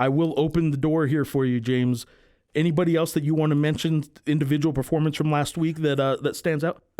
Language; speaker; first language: English; native; English